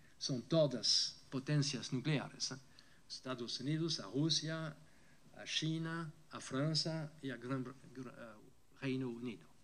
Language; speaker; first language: Portuguese; non-native, fluent; French